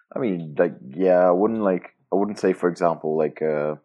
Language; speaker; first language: English; non-native, fluent; Portuguese